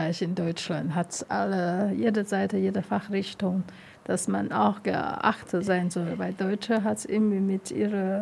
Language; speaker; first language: German; non-native, learner; Chinese